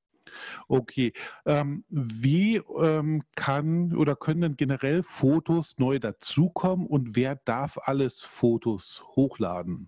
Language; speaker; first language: German; native; German